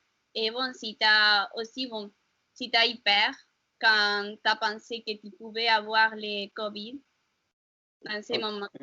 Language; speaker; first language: French; non-native, learner; Spanish